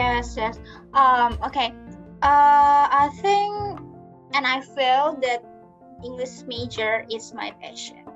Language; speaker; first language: English; non-native, learner; Indonesian